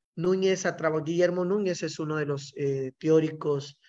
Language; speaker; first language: Spanish; non-native, local second language; Zapotec